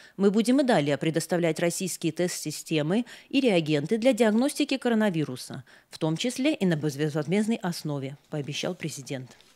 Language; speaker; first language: Russian; non-native, local second language; Armenian